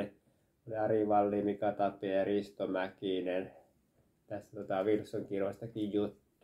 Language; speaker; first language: Finnish; native; Finnish